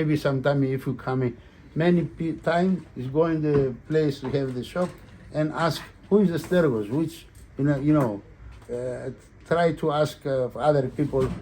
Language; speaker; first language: English; non-native, learner; Greek